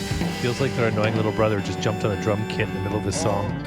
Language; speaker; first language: English; native; English